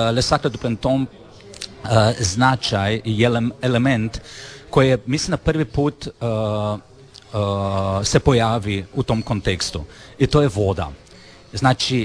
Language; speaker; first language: Croatian; non-native, fluent; Romanian